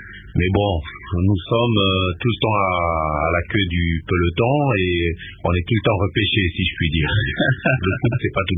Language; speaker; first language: French; non-native, local second language; Lingala